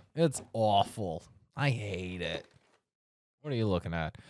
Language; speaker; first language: English; native; English